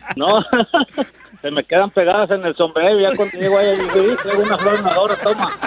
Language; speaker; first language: Spanish; native; Spanish